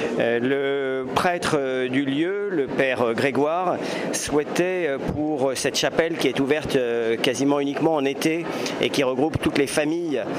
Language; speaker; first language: French; native; French